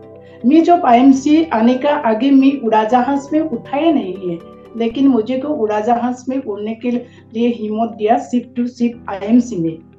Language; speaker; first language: Hindi; non-native, local second language; Assamese